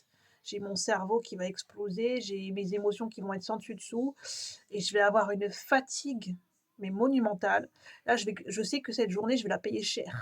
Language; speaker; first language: French; native; French